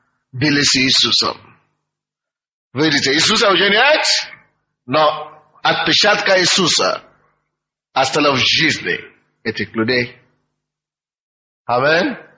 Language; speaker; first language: Russian; non-native, fluent; Yoruba